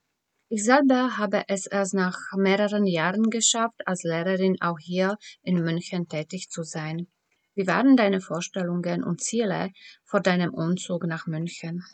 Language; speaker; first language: German; non-native, fluent; Slovak